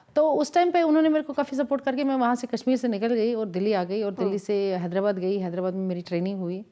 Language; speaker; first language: Hindi; non-native, local second language; Kashmiri